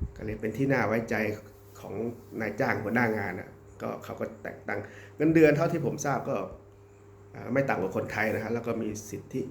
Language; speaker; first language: Thai; native; Thai